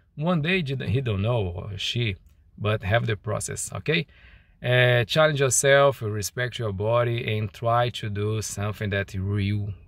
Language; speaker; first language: English; non-native, learner; Portuguese